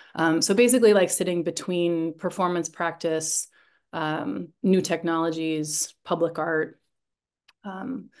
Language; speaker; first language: English; native; English